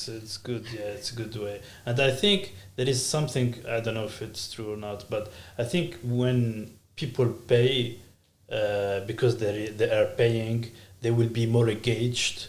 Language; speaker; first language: English; non-native, fluent; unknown